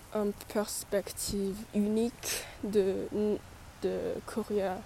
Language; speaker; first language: French; non-native, learner; English